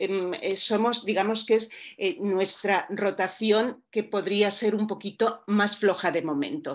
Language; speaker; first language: Spanish; native; Spanish